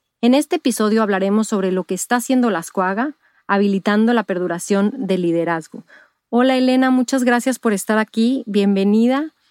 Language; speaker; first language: Spanish; native; Spanish